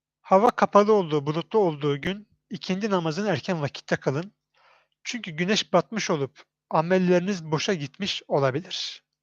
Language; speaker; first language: Turkish; native; Turkish